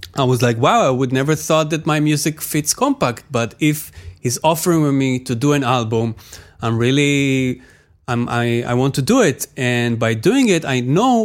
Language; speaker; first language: English; non-native, fluent; Hebrew